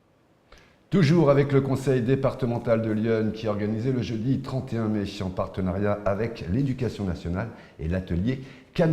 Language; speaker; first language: French; native; French